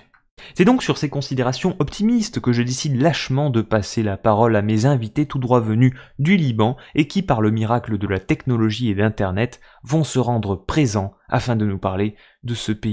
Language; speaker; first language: French; native; French